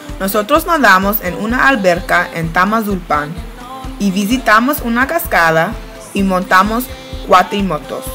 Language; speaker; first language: Spanish; non-native, learner; English